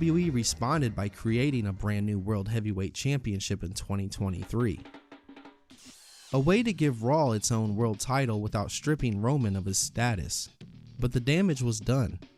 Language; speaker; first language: English; native; English